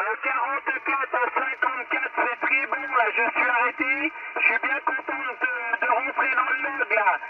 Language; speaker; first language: French; native; French